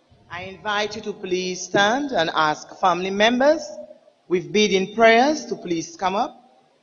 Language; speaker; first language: English; non-native, local second language; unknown